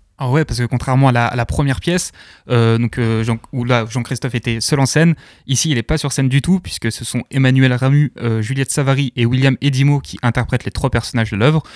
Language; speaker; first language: French; native; French